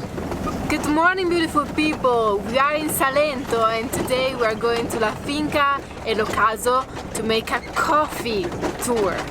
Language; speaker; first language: English; non-native, fluent; Italian